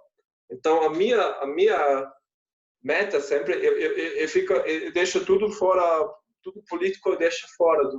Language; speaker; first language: Portuguese; non-native, fluent; German